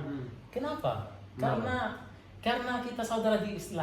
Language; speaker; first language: Indonesian; non-native, learner; Arabic